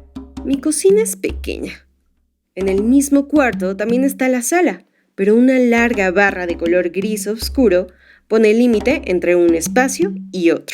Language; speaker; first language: Spanish; native; Spanish